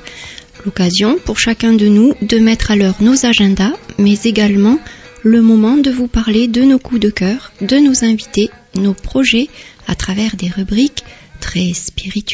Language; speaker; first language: French; native; French